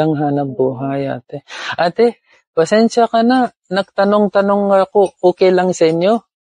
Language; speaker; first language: Filipino; non-native, learner; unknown